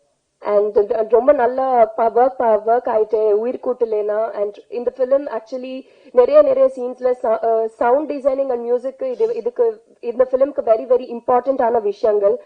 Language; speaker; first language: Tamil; non-native, learner; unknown